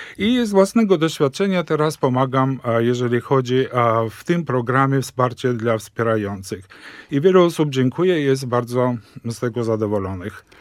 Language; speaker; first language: Polish; early bilingual, heritage; Polish